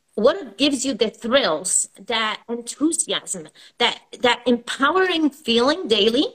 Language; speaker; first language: English; non-native, fluent; Polish